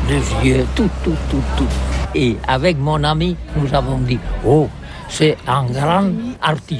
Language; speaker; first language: French; non-native, learner; Catalan